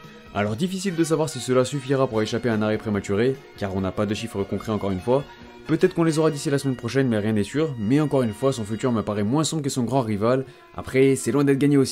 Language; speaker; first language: French; native; French